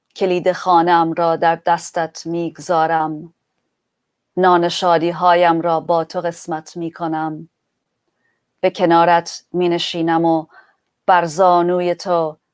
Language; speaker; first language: Persian; early bilingual, other home language; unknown